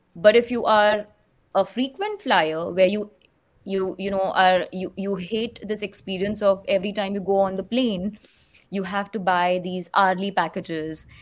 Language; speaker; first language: English; non-native, local second language; Hindi